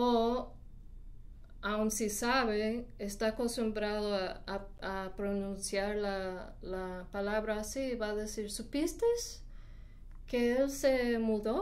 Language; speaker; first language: Spanish; non-native, fluent; English